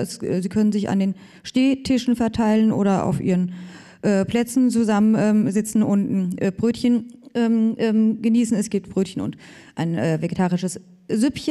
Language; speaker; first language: German; native; German